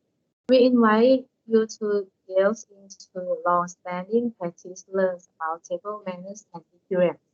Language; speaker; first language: English; non-native, learner; Thai